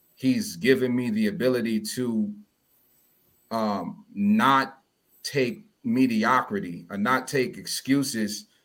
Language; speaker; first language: English; early bilingual, other home language; Yoruba